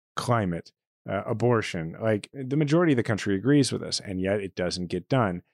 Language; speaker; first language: English; native; English